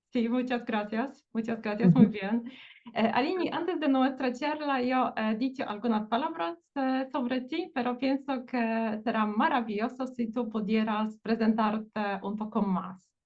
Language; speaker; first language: Spanish; non-native, fluent; Portuguese